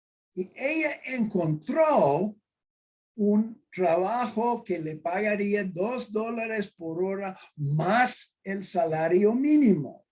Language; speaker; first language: Spanish; non-native, fluent; English